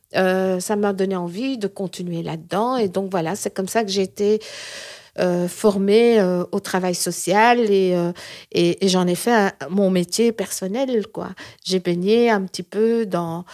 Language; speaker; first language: French; native; French